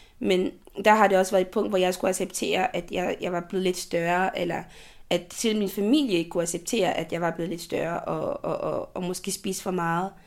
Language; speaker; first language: Danish; early bilingual, other home language; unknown